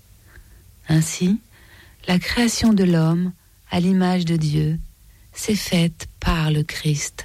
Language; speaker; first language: French; native; French